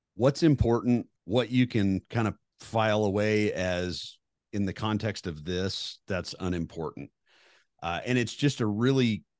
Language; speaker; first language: English; native; English